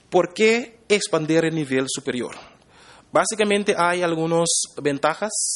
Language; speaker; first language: Spanish; non-native, fluent; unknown